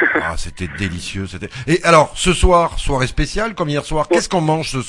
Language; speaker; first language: French; native; French